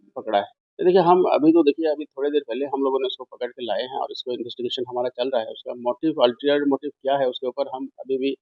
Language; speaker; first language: Hindi; non-native, local second language; Assamese